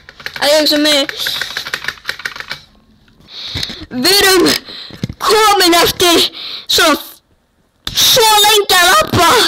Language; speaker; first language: Icelandic; early bilingual, heritage; Icelandic